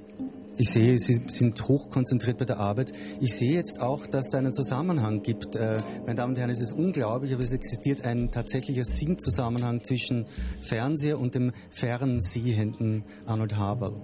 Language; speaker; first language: German; native; German